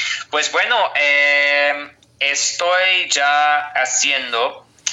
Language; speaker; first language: Spanish; non-native, fluent; English